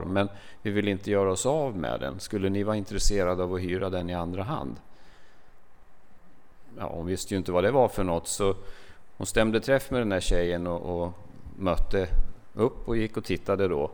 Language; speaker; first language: Swedish; native; Swedish